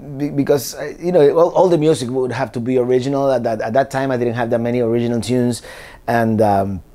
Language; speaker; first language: English; non-native, fluent; Spanish